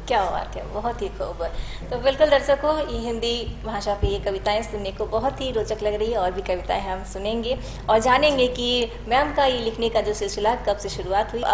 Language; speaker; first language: Hindi; native; Hindi